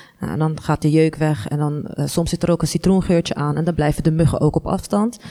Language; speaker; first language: Dutch; early bilingual, other home language; Arabic